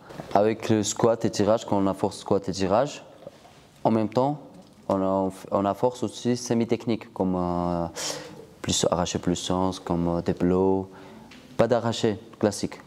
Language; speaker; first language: French; non-native, learner; Georgian